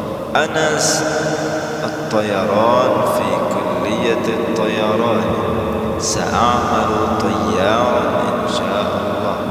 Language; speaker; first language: Arabic; non-native, fluent; Indonesian